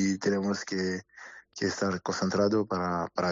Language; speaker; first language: Spanish; non-native, learner; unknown